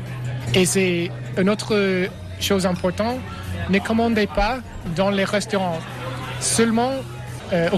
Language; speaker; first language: French; non-native, learner; English